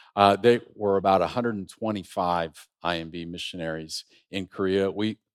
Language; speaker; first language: English; native; English